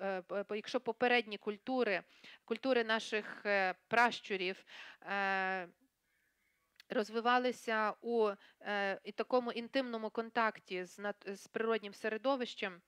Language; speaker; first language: Ukrainian; native; Ukrainian